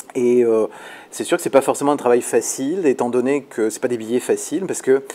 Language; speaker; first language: French; native; French